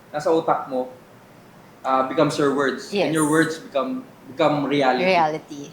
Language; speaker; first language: Filipino; native; Filipino